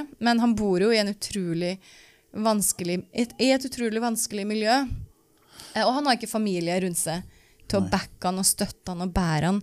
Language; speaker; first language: Norwegian; native; Norwegian